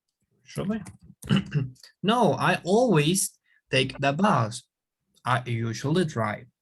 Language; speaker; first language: English; non-native, fluent; Spanish